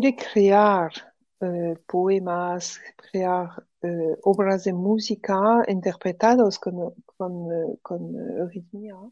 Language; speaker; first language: Spanish; non-native, fluent; French